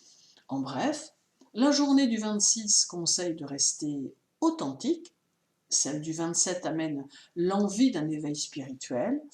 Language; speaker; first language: French; native; French